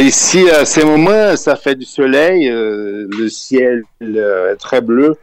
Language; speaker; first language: French; non-native, fluent; Portuguese